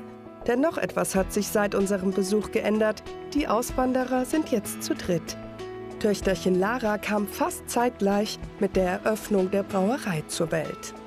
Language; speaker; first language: German; native; German